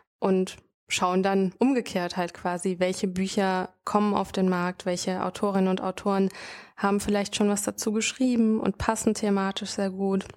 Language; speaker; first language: German; native; German